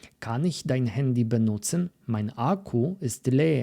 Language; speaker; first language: German; non-native, fluent; Polish